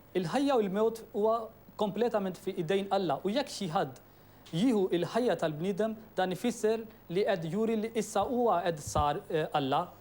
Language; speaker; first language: Maltese; non-native, fluent; Urdu